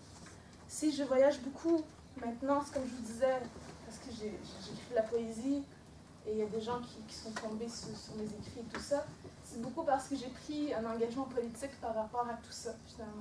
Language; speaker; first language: French; non-native, local second language; Innu-aimun